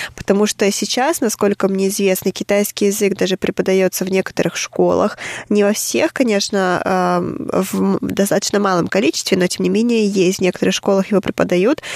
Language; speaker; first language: Russian; native; Russian